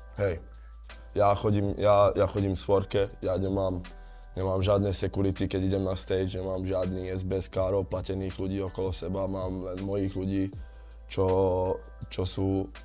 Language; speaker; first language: Slovak; early bilingual, other home language; Italian